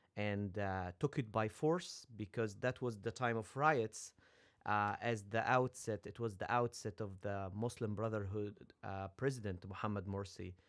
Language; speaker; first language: English; non-native, fluent; Arabic